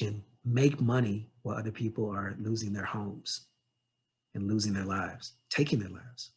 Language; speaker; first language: English; native; English